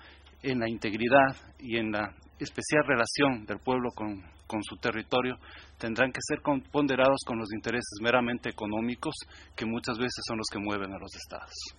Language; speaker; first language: Spanish; native; Spanish